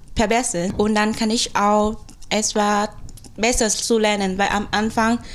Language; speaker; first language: German; non-native, fluent; Vietnamese